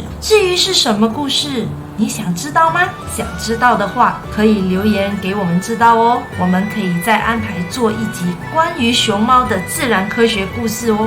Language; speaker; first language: Chinese; native; Chinese